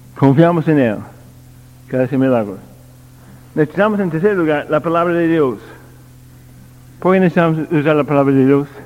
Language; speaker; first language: Spanish; non-native, learner; English